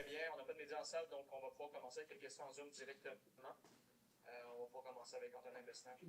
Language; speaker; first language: French; native; French